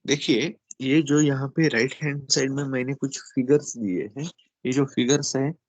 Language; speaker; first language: Hindi; non-native, local second language; Marathi